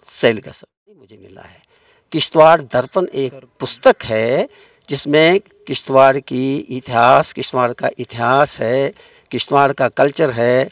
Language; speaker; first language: Hindi; non-native, local second language; Kashmiri